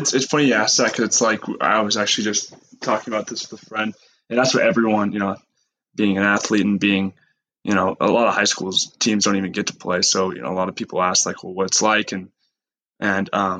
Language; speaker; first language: English; native; English